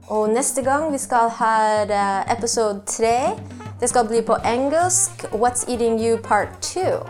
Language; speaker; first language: Swedish; non-native, learner; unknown